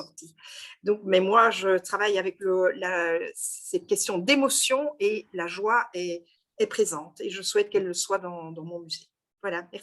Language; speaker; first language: French; native; French